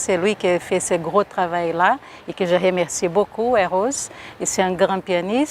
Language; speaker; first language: French; non-native, local second language; Portuguese